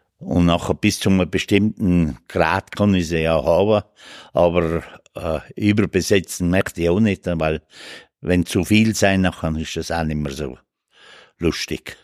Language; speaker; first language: German; native; German